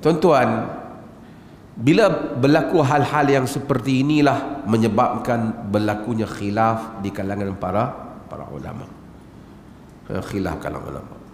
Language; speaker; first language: Malay; native; Malay